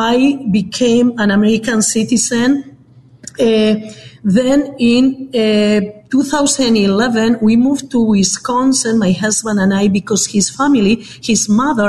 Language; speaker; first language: English; non-native, fluent; Spanish